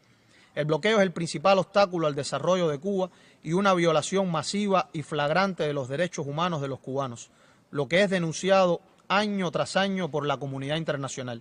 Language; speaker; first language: Spanish; native; Spanish